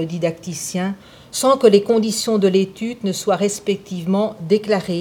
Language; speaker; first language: French; native; French